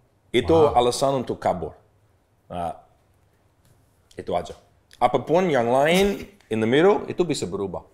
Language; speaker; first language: Indonesian; non-native, learner; English